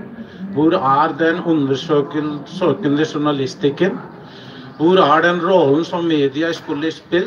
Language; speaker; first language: Norwegian; non-native, fluent; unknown